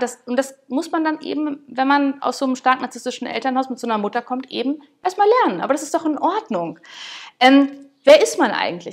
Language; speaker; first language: German; native; German